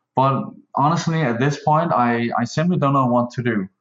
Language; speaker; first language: English; non-native, fluent; Danish